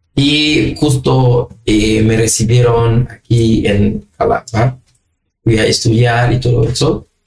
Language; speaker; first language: Spanish; non-native, fluent; Haitian Creole